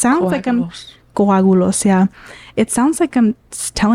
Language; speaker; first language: English; early bilingual, other home language; Spanish